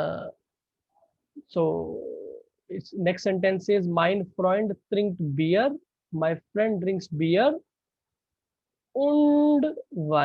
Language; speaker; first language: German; non-native, fluent; Hindi